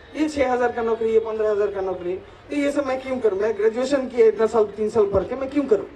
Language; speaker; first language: Hindi; non-native, local second language; Bangla